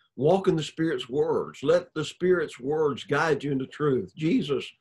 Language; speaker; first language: English; native; English